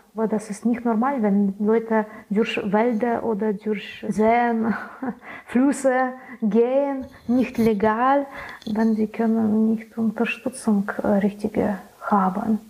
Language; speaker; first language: German; non-native, learner; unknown